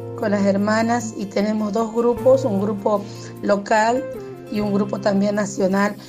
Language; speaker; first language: Spanish; early bilingual, other home language; Quechua